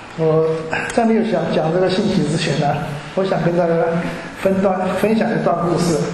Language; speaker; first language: Chinese; early bilingual, heritage; Chinese